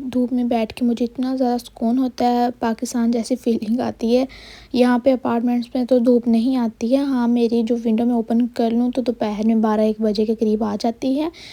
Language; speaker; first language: Urdu; non-native, local second language; Punjabi